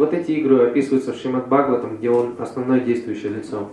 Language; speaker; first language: Russian; native; Russian